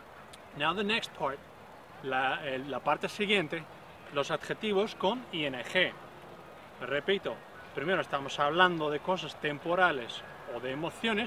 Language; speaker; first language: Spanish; non-native, fluent; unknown